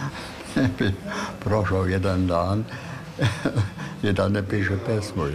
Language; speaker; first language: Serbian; non-native, fluent; German